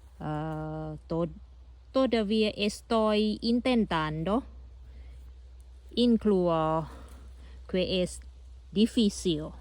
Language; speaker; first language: Spanish; non-native, learner; Thai